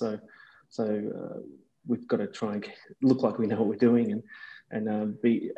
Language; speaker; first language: English; native; English